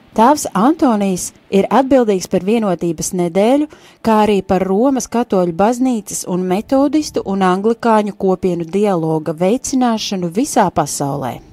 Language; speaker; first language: Latvian; native; Latvian